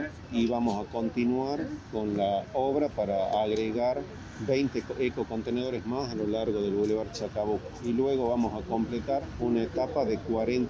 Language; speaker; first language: Spanish; native; Spanish